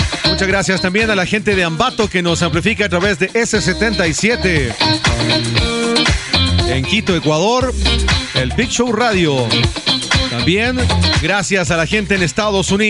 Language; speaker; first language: Spanish; native; Spanish